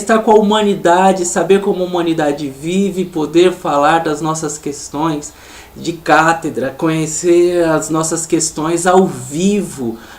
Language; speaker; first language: Portuguese; native; Portuguese